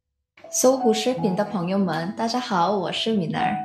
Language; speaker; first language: Chinese; non-native, learner; Korean